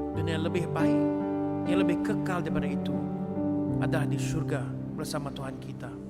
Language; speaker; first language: Malay; non-native, local second language; Iban